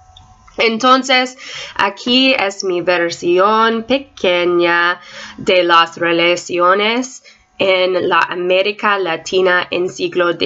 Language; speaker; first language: Spanish; non-native, learner; English